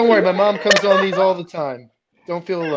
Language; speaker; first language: English; native; English